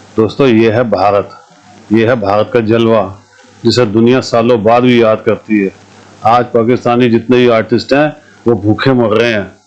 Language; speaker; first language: Hindi; native; Hindi